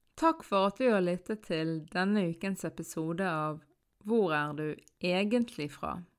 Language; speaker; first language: Norwegian; early bilingual, other home language; Arabic